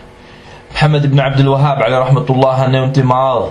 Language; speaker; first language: Danish; non-native, fluent; Arabic